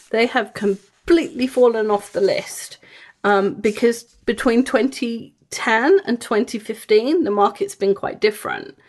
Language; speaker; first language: English; native; English